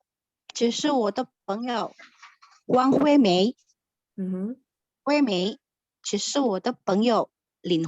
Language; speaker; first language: Chinese; non-native, learner; Indonesian